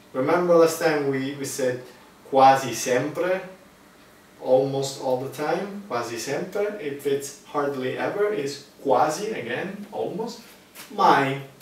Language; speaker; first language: English; non-native, fluent; Italian